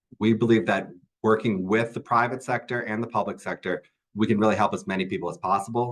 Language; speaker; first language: English; native; English